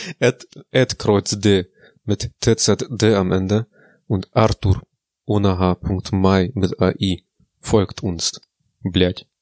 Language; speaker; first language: German; early bilingual, other home language; Russian